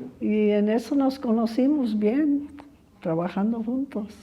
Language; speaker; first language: Spanish; early bilingual, other home language; English